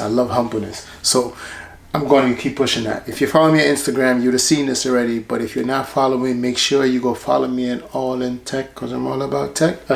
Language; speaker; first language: English; native; English